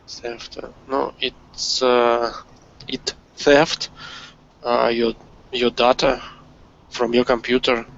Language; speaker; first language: English; non-native, learner; Russian